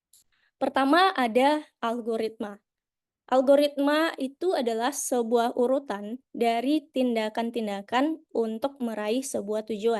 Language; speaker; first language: Indonesian; native; Indonesian